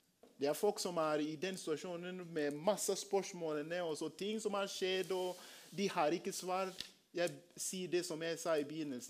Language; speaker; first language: Norwegian; non-native, fluent; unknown